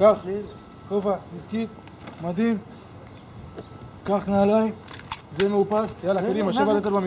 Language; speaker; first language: Hebrew; native; Hebrew